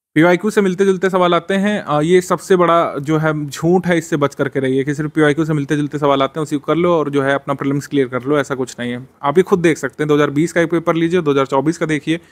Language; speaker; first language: Hindi; native; Hindi